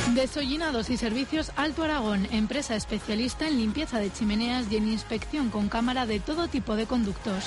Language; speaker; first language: Spanish; native; Spanish